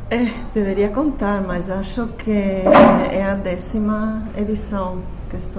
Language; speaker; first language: Portuguese; non-native, fluent; Spanish